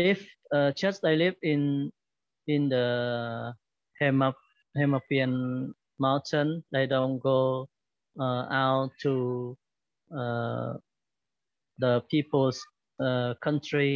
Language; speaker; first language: English; non-native, learner; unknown